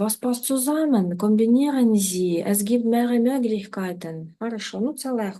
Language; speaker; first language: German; non-native, fluent; Ukrainian